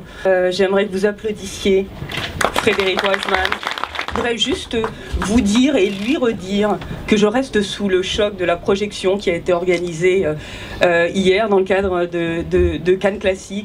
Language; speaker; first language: French; native; French